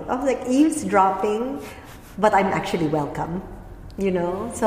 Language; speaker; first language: English; native; English